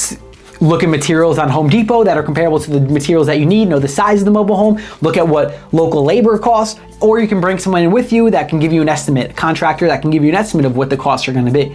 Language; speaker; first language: English; native; English